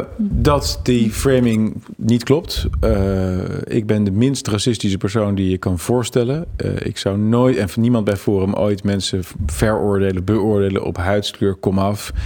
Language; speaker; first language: Dutch; native; Dutch